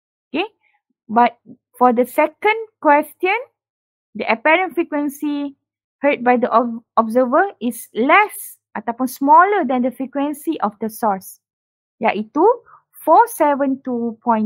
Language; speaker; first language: English; non-native, local second language; Malay